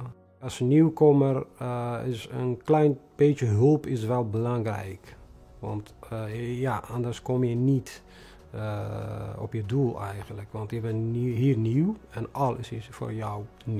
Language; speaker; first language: Dutch; non-native, fluent; Tigrinya